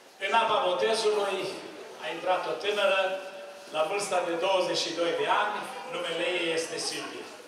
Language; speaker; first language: Romanian; native; Romanian